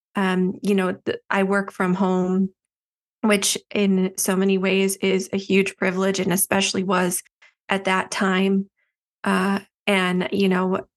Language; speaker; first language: English; native; English